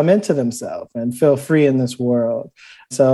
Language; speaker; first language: English; native; English